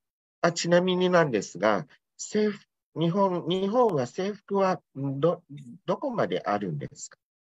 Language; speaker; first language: Japanese; non-native, fluent; Thai